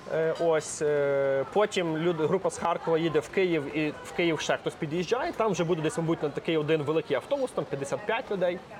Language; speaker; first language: Ukrainian; native; Ukrainian